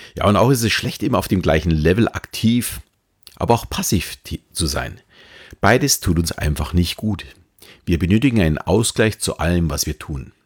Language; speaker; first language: German; native; German